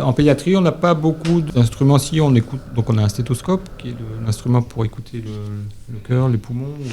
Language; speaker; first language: French; native; French